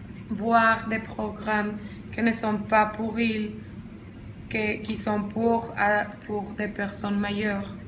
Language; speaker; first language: French; non-native, learner; Spanish